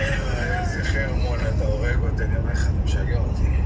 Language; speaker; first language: Hebrew; native; Hebrew